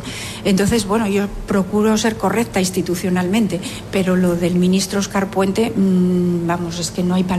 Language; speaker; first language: Spanish; native; Spanish